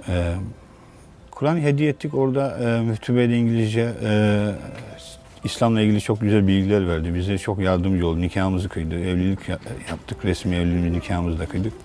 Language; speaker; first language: Turkish; native; Turkish